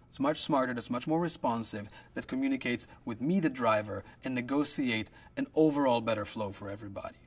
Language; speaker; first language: English; non-native, fluent; Hebrew